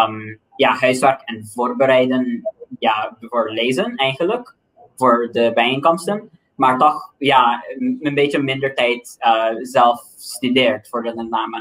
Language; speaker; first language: Dutch; non-native, local second language; Papiamento